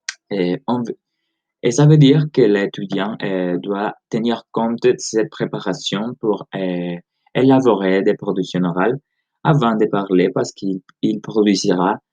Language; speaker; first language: French; non-native, learner; Spanish